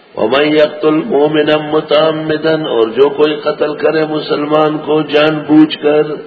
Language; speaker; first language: Urdu; non-native, local second language; Pashto